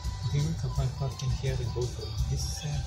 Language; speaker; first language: English; non-native, learner; Greek